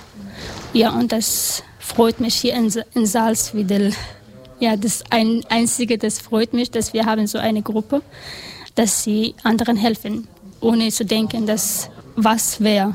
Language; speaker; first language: German; non-native, learner; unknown